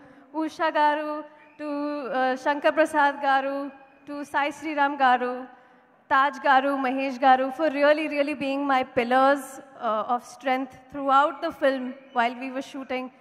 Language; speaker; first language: Telugu; non-native, learner; Hindi